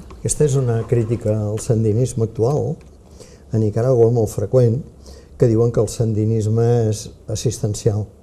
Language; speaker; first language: Catalan; native; Catalan